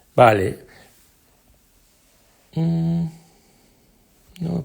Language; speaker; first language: Spanish; non-native, fluent; Portuguese